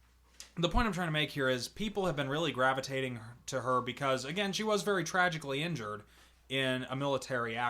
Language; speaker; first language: English; native; English